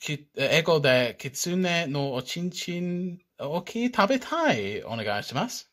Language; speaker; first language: Japanese; non-native, learner; English